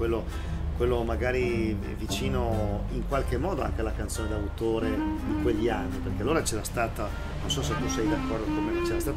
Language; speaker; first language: Italian; native; Italian